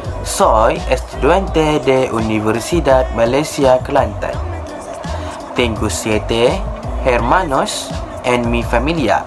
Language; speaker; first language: Spanish; non-native, learner; Malay